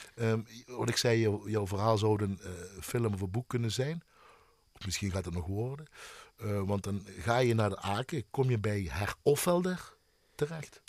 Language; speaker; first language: Dutch; native; Dutch